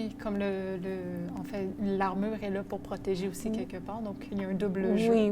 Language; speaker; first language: French; native; French